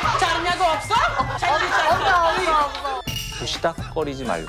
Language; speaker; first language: Korean; non-native, learner; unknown